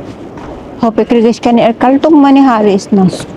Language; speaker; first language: German; non-native, learner; Filipino